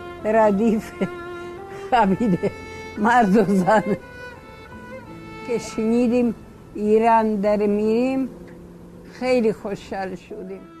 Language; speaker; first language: Persian; early bilingual, other home language; Polish